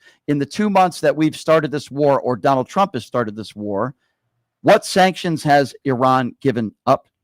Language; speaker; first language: English; native; English